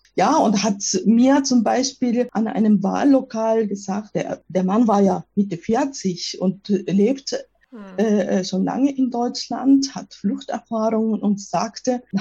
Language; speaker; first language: German; non-native, fluent; Japanese